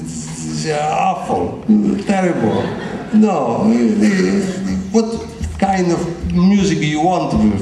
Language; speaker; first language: English; non-native, learner; Italian